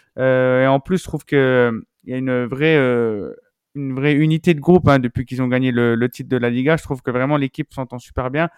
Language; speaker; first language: French; native; French